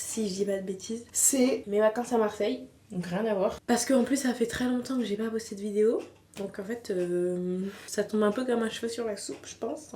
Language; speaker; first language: French; native; French